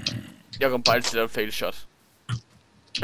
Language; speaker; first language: Danish; native; Danish